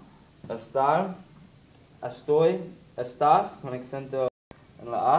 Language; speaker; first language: Spanish; non-native, learner; English